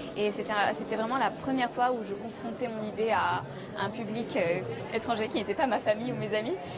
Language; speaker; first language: French; non-native, local second language; Arabic